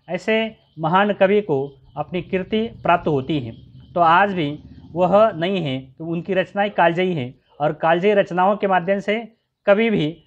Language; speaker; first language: Hindi; non-native, local second language; Marathi